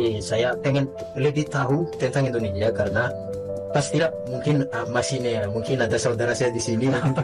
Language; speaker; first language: Indonesian; non-native, fluent; Malagasy